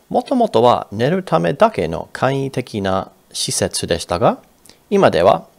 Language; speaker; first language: Japanese; non-native, fluent; English